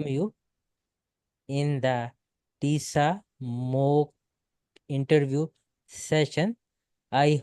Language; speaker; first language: English; non-native, local second language; Urdu